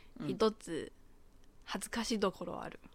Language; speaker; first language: Japanese; non-native, fluent; Chinese